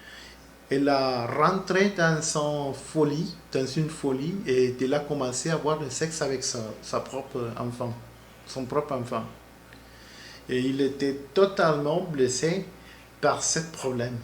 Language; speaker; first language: French; non-native, learner; Spanish